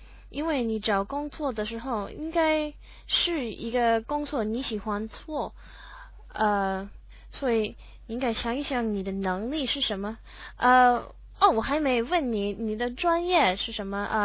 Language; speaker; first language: Chinese; non-native, learner; English